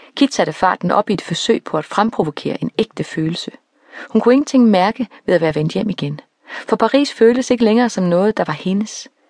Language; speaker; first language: Danish; native; Danish